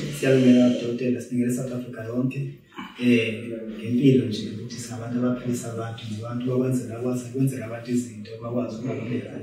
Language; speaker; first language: Zulu; non-native, local second language; Xhosa